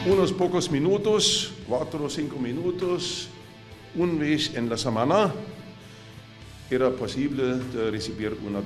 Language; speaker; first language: Spanish; non-native, fluent; German